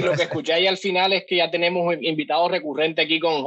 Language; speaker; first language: Spanish; native; Spanish